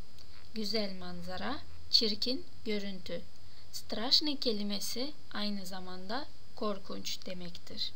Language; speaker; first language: Turkish; non-native, fluent; Russian